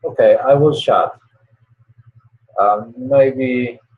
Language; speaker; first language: English; non-native, learner; Polish